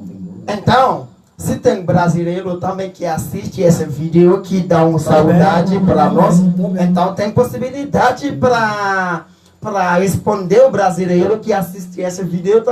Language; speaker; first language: Portuguese; non-native, learner; Haitian Creole